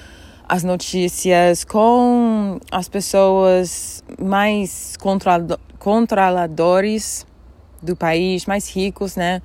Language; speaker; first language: Portuguese; non-native, fluent; English